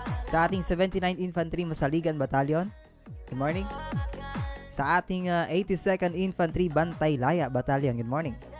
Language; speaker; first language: English; non-native, local second language; Filipino